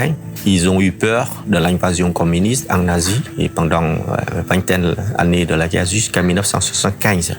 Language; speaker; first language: French; non-native, fluent; Vietnamese